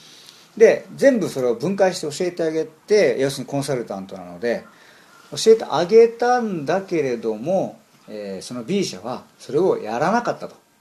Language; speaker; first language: Japanese; native; Japanese